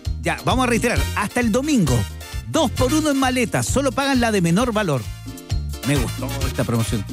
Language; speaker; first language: Spanish; native; Spanish